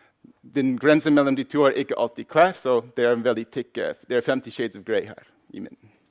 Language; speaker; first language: Norwegian; non-native, fluent; English